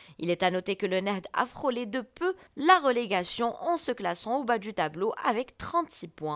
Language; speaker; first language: French; non-native, local second language; Arabic